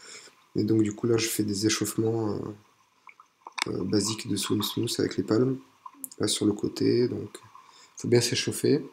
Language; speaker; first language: French; native; French